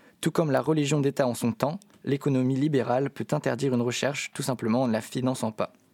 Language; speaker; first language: French; native; French